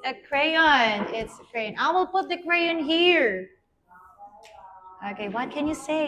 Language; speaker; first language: English; non-native, fluent; Vietnamese